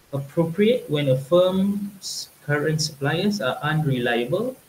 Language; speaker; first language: English; non-native, local second language; Malay